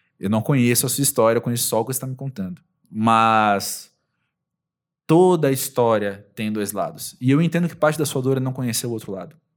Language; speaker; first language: Portuguese; native; Portuguese